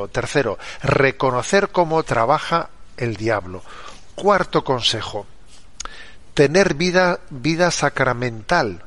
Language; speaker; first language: Spanish; native; Spanish